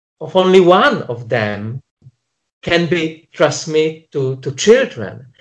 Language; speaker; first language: English; non-native, fluent; Polish